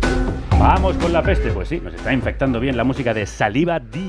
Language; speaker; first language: Spanish; native; Spanish